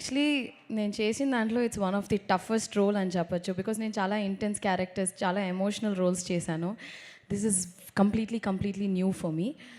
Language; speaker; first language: Telugu; non-native, local second language; Tamil